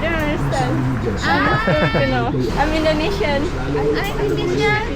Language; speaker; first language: English; non-native, learner; Indonesian